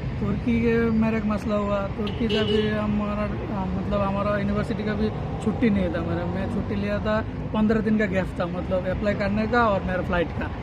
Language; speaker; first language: Hindi; non-native, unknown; Bangla